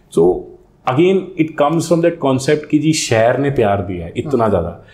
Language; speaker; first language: Hindi; native; Hindi